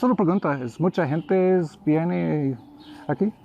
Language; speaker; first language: Spanish; non-native, learner; English